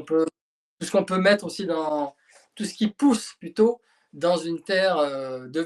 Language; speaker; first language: French; native; French